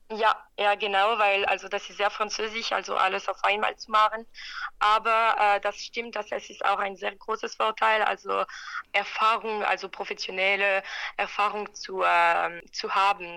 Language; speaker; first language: German; non-native, fluent; French